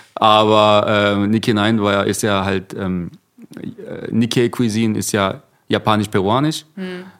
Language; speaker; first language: German; early bilingual, other home language; Korean